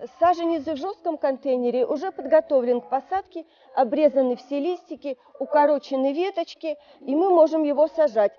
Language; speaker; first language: Russian; native; Russian